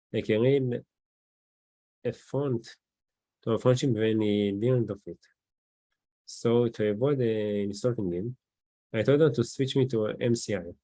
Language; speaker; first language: English; non-native, learner; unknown